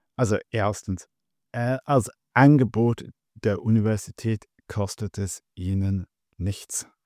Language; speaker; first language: German; non-native, fluent; English